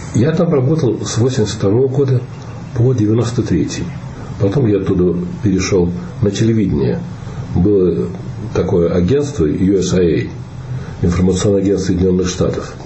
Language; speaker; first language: Russian; native; Russian